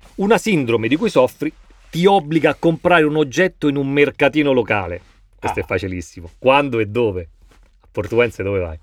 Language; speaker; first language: Italian; native; Italian